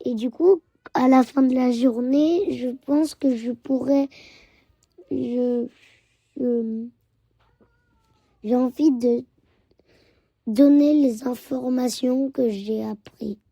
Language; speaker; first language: French; early bilingual, other home language; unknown